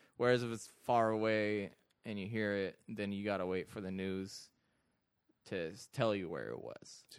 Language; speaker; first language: English; early bilingual, other home language; Arabic